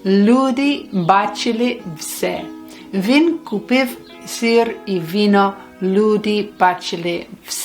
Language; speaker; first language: Ukrainian; non-native, learner; English